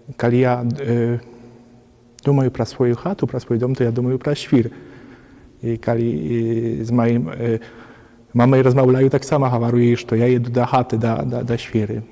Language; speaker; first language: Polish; non-native, learner; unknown